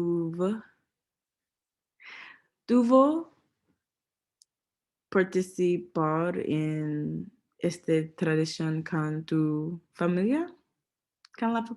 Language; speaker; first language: Spanish; non-native, learner; English